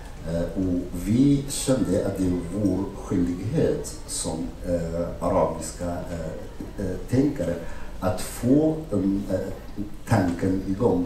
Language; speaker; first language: Swedish; non-native, fluent; Arabic